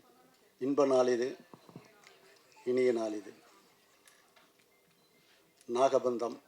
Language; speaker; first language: Tamil; native; Tamil